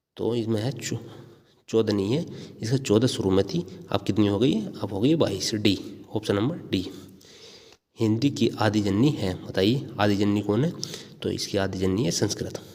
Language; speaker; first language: Hindi; native; Hindi